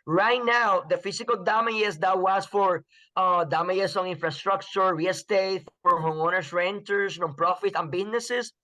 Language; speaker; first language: English; non-native, fluent; Spanish